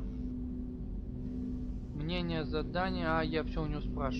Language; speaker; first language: Russian; native; Russian